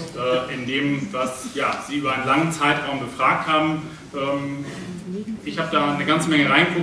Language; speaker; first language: German; native; German